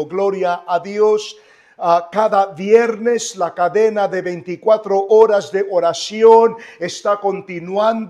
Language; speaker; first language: Spanish; native; Spanish